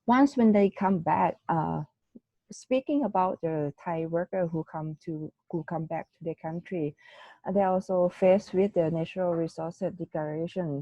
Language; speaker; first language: English; non-native, learner; Thai